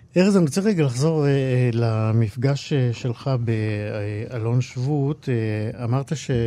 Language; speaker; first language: Hebrew; native; Hebrew